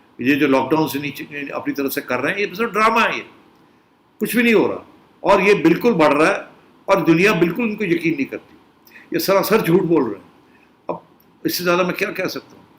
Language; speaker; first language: Urdu; non-native, local second language; Punjabi